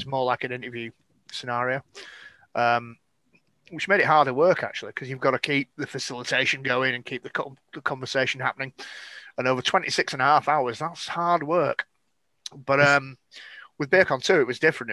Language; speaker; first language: English; native; English